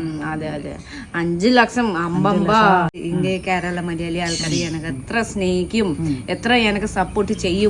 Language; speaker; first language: Malayalam; non-native, learner; Nepali